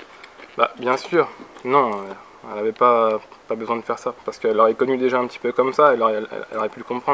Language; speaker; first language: French; native; French